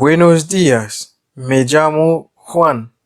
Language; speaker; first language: Spanish; non-native, learner; Haitian Creole